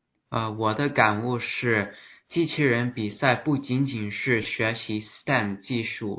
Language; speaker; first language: Chinese; early bilingual, heritage; Chinese